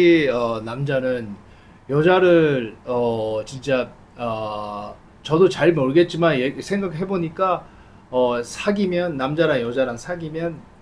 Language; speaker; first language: Korean; early bilingual, heritage; Japanese